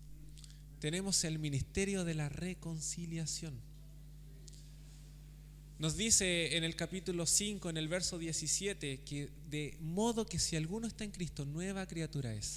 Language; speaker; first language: Spanish; native; Spanish